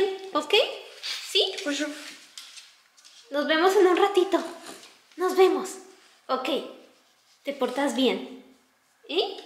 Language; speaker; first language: Spanish; native; Spanish